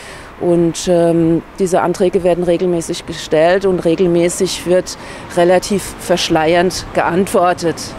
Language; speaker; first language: German; native; German